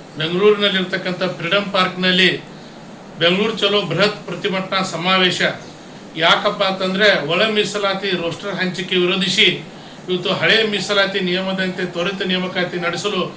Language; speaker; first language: Kannada; native; Kannada